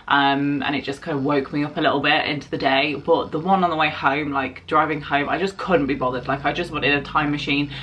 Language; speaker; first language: English; native; English